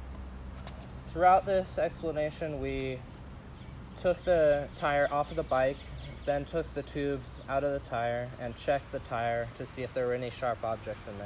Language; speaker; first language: English; native; English